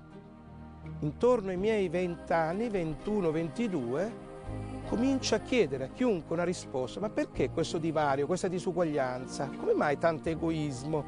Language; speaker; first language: Italian; native; Italian